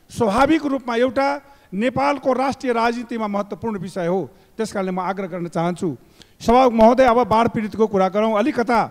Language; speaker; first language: Nepali; non-native, local second language; Maithili